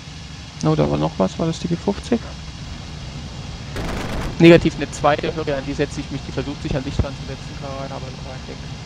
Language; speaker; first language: German; native; German